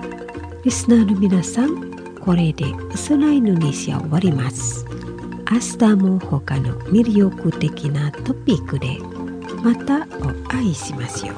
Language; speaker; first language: Japanese; non-native, fluent; Indonesian